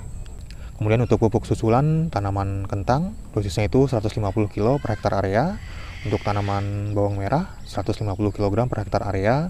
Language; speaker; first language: Indonesian; native; Indonesian